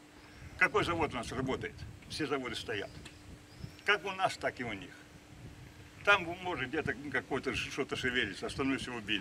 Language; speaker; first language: Russian; native; Russian